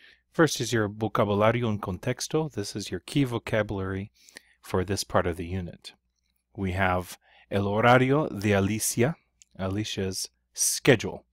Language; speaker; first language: English; native; English